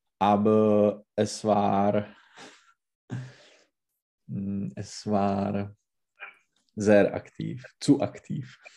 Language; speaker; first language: German; non-native, learner; Czech